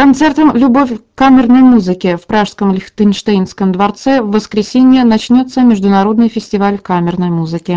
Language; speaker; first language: Russian; native; Russian